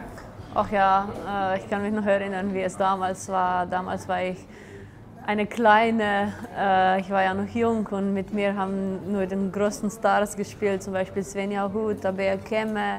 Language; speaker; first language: German; non-native, fluent; Slovenian